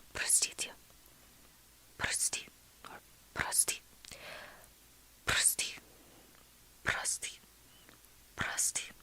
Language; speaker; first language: Russian; non-native, learner; English